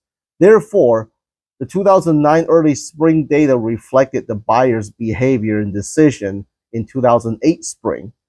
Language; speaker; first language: English; non-native, fluent; Chinese